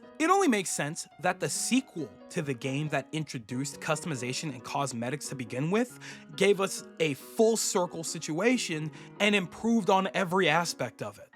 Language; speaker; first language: English; native; English